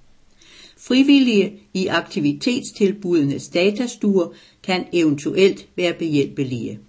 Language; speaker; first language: Danish; native; Danish